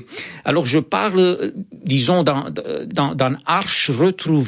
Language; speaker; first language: French; non-native, fluent; Romanian